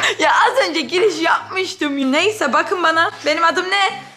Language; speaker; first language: Turkish; native; Turkish